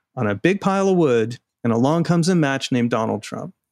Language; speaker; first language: English; native; English